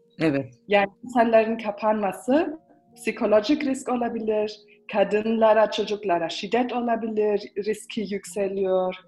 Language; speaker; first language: Turkish; early bilingual, heritage; Turkish